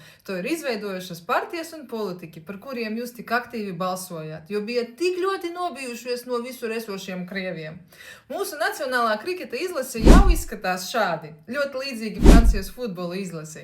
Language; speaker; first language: Latvian; non-native, local second language; Russian